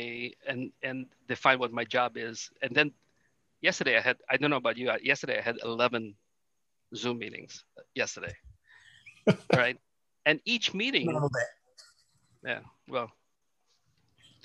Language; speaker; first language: English; non-native, local second language; Filipino